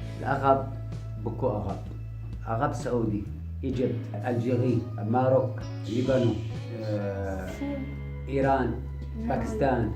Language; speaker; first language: French; non-native, learner; Arabic